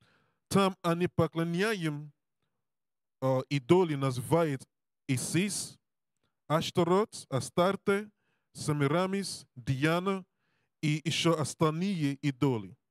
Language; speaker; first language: Russian; non-native, learner; English